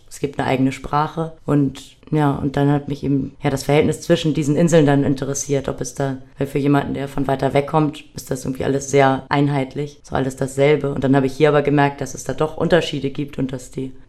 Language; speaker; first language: German; native; German